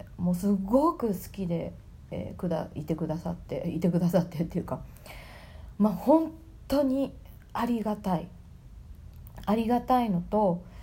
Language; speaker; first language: Japanese; native; Japanese